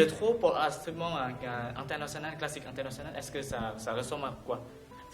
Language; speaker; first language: French; non-native, learner; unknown